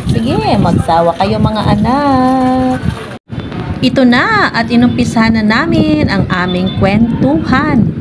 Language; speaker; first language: Filipino; non-native, local second language; Waray